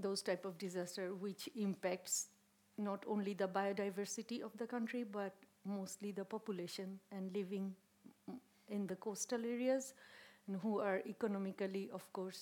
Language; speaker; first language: English; non-native, local second language; Bangla